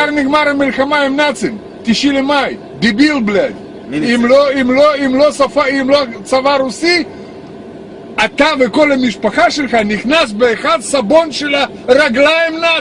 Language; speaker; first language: Hebrew; non-native, learner; Russian